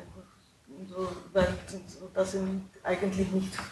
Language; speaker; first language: German; non-native, fluent; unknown